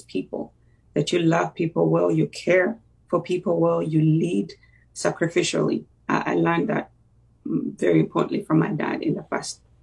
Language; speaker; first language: English; non-native, local second language; Ganda